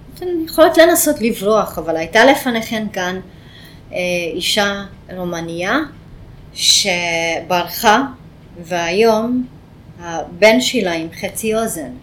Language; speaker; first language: Hebrew; non-native, fluent; Hungarian